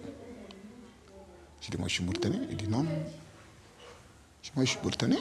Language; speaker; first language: French; non-native, local second language; Fula